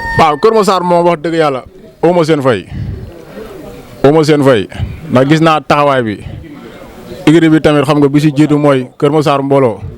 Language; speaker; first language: Wolof; native; Wolof